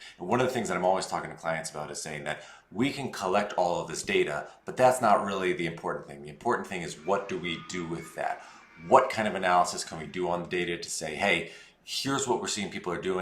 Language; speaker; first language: English; native; English